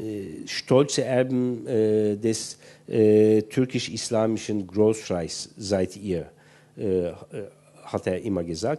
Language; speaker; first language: German; non-native, fluent; Turkish